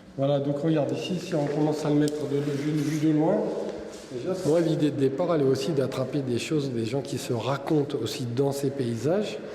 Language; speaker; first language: French; native; French